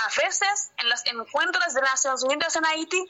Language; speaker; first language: Spanish; non-native, learner; Haitian Creole